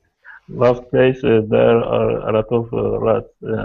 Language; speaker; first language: English; non-native, learner; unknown